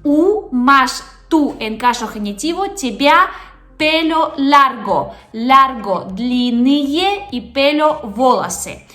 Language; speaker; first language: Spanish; non-native, fluent; Russian